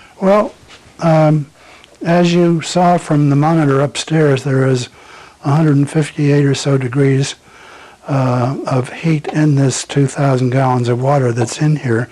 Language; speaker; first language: English; native; English